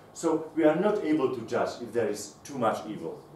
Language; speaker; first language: English; non-native, fluent; Slovak